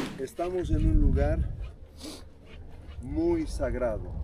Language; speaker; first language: Spanish; native; Spanish